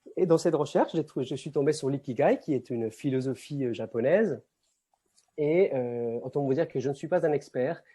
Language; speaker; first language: French; non-native, fluent; Spanish